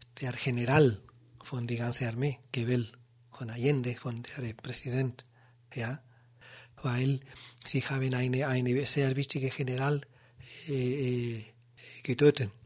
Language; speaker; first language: German; non-native, learner; Spanish